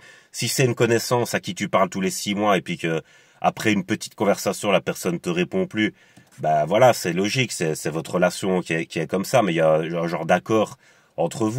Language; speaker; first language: French; native; French